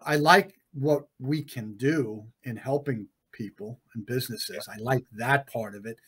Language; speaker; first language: English; native; English